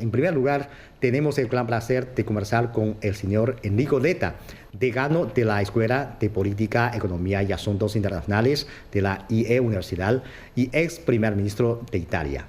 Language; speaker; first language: Spanish; non-native, fluent; Chinese